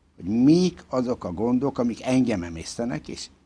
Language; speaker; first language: Hungarian; native; Hungarian